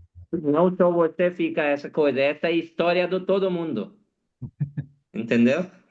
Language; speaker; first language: Portuguese; non-native, learner; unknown